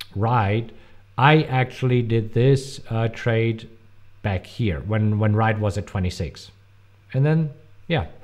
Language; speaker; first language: English; non-native, fluent; German